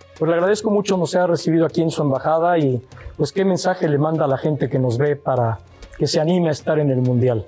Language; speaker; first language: Spanish; native; Spanish